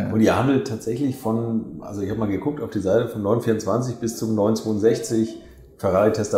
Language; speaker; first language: German; native; German